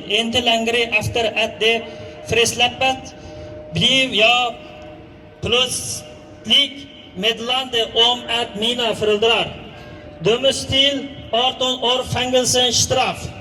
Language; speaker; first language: Swedish; non-native, learner; Uyghur